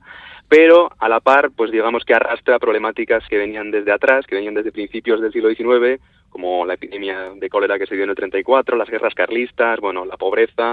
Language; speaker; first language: Spanish; native; Spanish